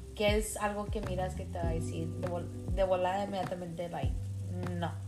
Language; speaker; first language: English; early bilingual, other home language; Spanish